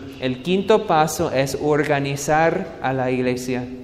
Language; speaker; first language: Spanish; non-native, learner; English